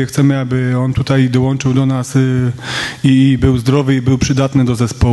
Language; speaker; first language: Polish; native; Polish